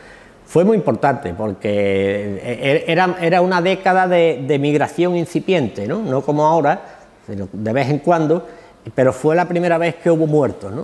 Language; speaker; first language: Spanish; native; Spanish